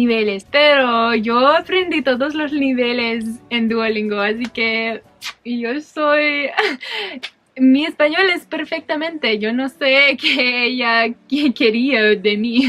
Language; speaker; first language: Spanish; non-native, learner; English